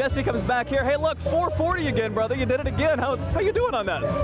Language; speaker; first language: English; native; English